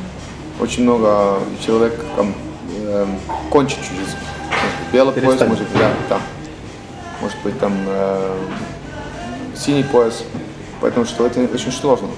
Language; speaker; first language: Russian; non-native, learner; Estonian